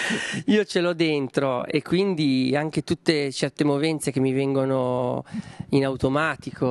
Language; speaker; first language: Italian; native; Italian